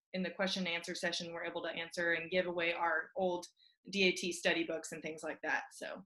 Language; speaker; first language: English; native; English